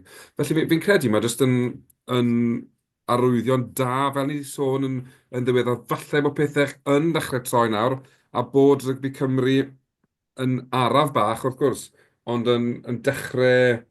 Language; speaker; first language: Welsh; native; Welsh